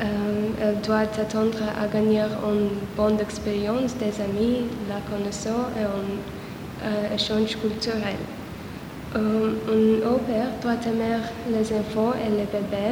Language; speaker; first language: French; non-native, learner; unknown